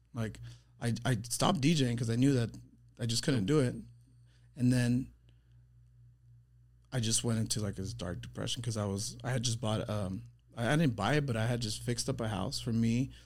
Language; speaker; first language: English; early bilingual, other home language; Spanish